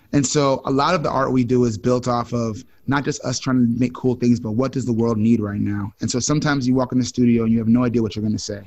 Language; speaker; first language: English; native; English